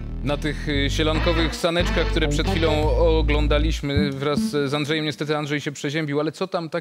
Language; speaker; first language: Polish; native; Polish